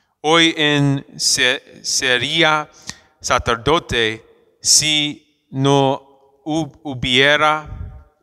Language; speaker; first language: Spanish; non-native, fluent; English